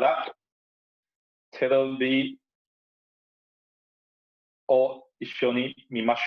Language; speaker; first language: Japanese; non-native, learner; English